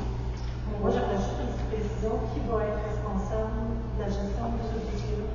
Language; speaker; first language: French; native; French